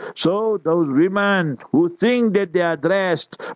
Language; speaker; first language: English; native; English